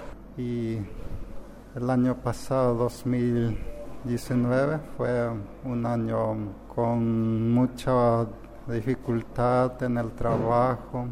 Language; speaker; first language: Spanish; non-native, local second language; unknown